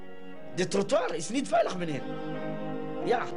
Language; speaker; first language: Dutch; non-native, learner; Somali